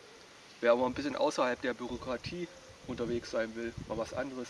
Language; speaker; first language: German; native; German